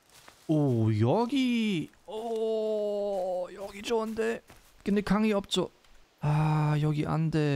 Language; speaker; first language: Korean; non-native, learner; German